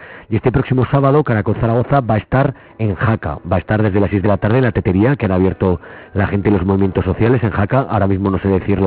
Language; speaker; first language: Spanish; native; Spanish